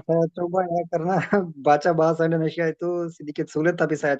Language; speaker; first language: Indonesian; non-native, learner; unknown